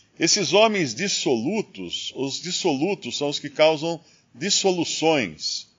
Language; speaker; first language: Portuguese; native; Portuguese